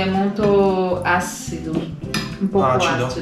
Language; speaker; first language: Italian; non-native, learner; Portuguese